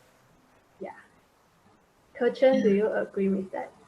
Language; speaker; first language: English; non-native, local second language; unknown